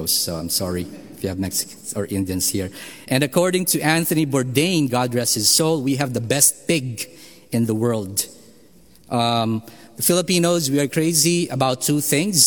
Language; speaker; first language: English; non-native, local second language; Filipino